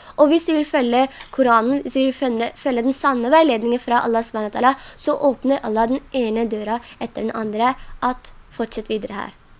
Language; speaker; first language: Norwegian; non-native, local second language; Urdu